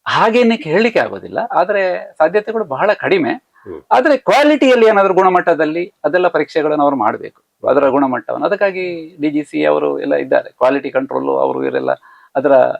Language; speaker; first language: Kannada; native; Kannada